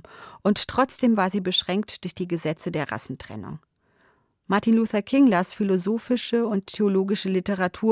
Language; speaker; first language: German; native; German